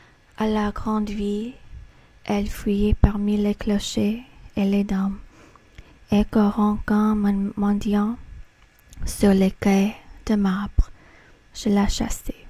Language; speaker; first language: French; non-native, fluent; English